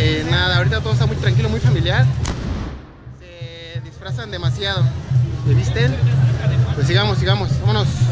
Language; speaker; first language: Spanish; native; Spanish